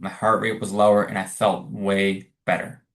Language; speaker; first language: English; native; English